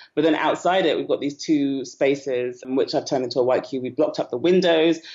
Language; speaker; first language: English; native; English